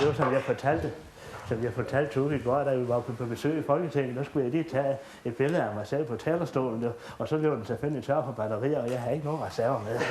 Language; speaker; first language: Danish; native; Danish